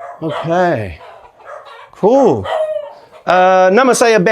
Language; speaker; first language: Indonesian; non-native, learner; English